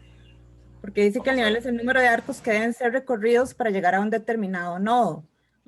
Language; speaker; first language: Spanish; native; Spanish